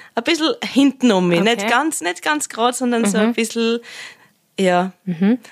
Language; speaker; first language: German; native; German